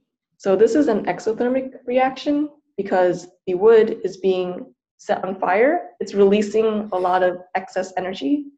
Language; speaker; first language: English; native; English